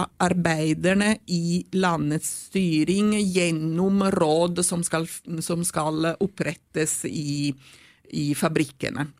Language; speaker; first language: Norwegian; non-native, fluent; Italian